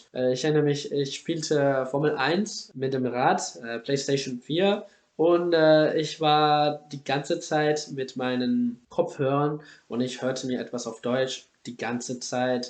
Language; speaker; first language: German; non-native, fluent; Spanish